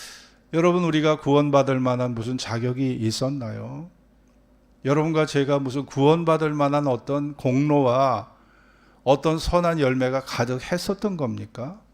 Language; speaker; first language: Korean; native; Korean